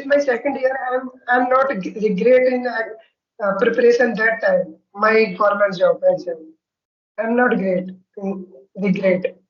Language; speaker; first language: English; non-native, learner; Hindi